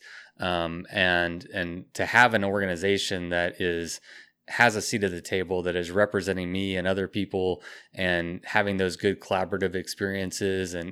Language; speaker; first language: English; native; English